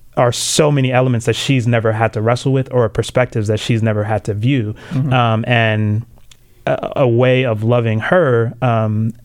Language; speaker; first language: English; early bilingual, other home language; Swahili